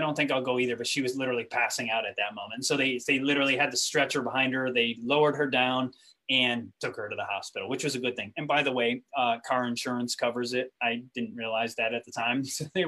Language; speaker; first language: English; native; English